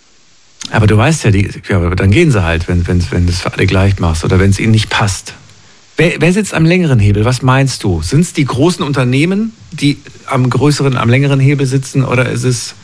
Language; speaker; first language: German; native; German